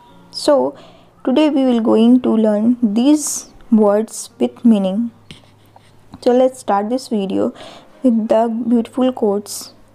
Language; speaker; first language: English; non-native, local second language; Hindi